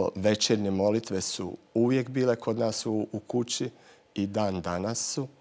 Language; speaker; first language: Croatian; native; Croatian